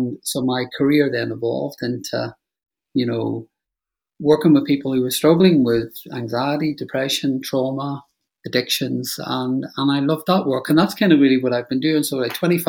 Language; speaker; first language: English; native; English